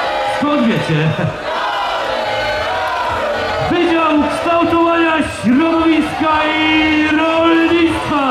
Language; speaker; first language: Polish; native; Polish